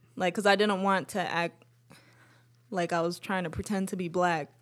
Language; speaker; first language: English; early bilingual, other home language; Spanish